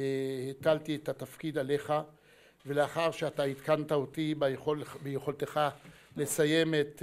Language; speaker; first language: Hebrew; native; Hebrew